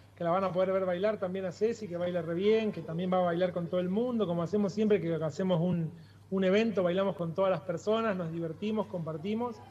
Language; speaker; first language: Spanish; native; Spanish